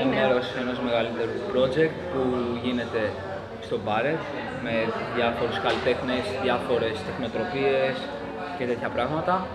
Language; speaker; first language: Greek; early bilingual, other home language; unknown